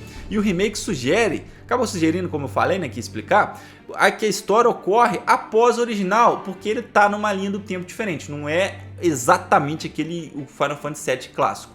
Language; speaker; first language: Portuguese; native; Portuguese